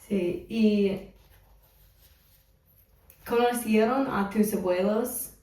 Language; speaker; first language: Spanish; non-native, fluent; English